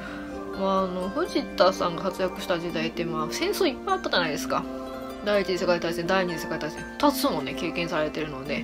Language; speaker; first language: Japanese; native; Japanese